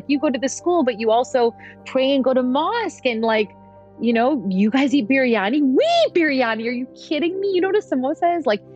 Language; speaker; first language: English; native; English